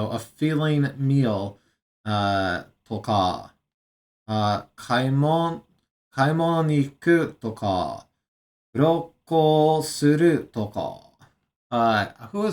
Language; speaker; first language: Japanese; non-native, learner; English